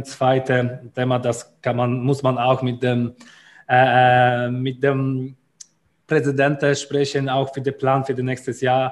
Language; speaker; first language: German; non-native, learner; Polish